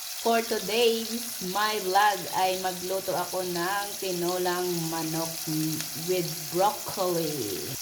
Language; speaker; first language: Filipino; non-native, local second language; Hiligaynon